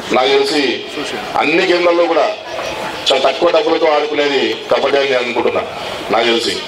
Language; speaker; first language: Telugu; native; Telugu